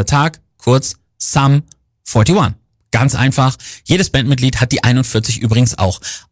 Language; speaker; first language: German; native; German